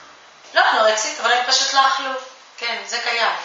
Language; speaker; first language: Hebrew; non-native, fluent; Japanese